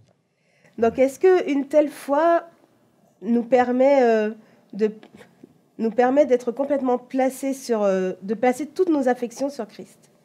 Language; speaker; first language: French; native; French